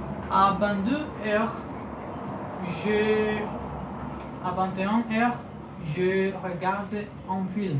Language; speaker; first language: French; non-native, learner; Spanish